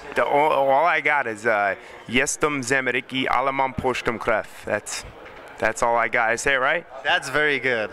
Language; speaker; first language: English; native; English